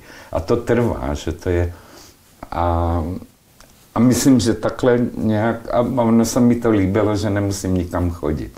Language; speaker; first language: Czech; non-native, local second language; Slovak